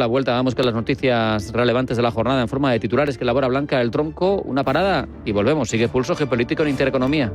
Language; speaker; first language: Spanish; native; Spanish